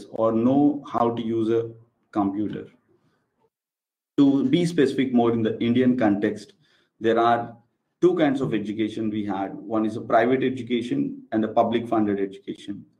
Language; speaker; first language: English; non-native, local second language; Telugu